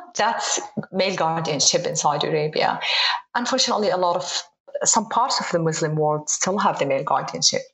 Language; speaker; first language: English; non-native, fluent; Arabic